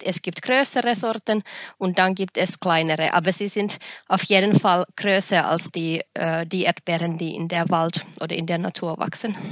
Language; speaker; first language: German; non-native, fluent; Finnish